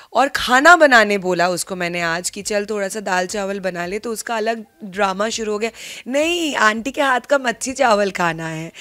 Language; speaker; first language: Hindi; non-native, local second language; Bangla